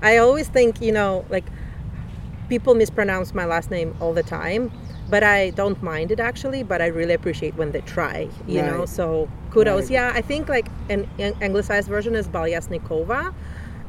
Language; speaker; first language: English; non-native, fluent; Russian